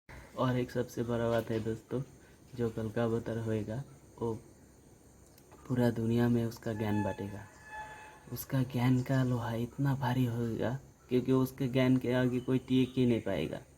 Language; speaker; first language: Hindi; non-native, local second language; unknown